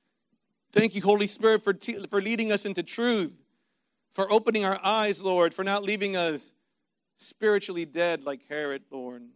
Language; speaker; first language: English; native; English